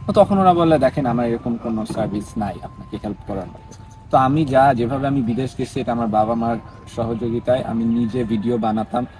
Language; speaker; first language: Bangla; early bilingual, heritage; Bangla